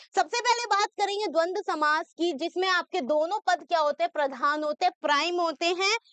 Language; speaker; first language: Hindi; native; Hindi